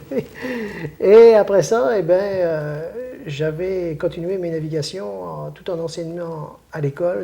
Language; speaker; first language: French; native; French